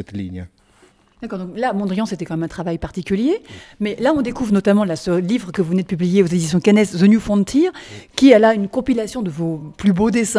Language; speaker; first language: French; native; French